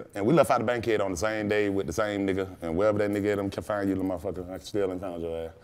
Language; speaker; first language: English; native; English